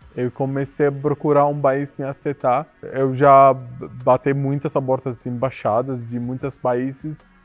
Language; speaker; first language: Portuguese; non-native, learner; Arabic